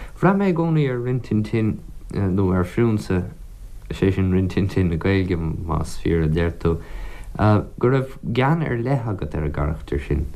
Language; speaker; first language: Irish; native; Irish